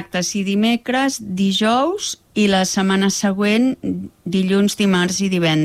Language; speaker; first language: Catalan; native; Catalan